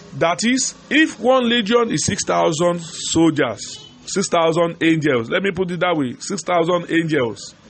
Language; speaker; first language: English; non-native, local second language; Yoruba